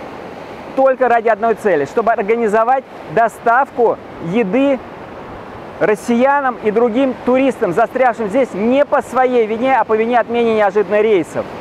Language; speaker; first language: Russian; native; Russian